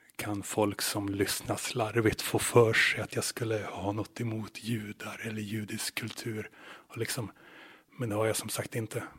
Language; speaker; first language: Swedish; native; Swedish